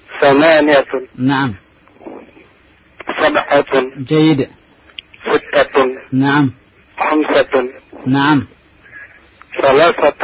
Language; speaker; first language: Arabic; non-native, learner; Indonesian